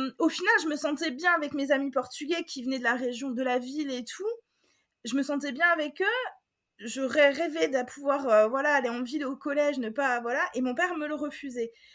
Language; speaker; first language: French; native; French